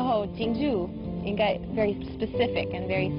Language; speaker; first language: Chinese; early bilingual, heritage; Chinese